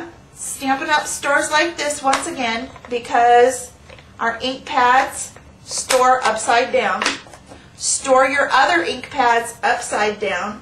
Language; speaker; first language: English; native; English